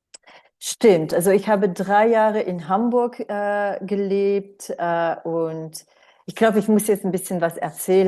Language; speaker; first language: German; non-native, fluent; Romanian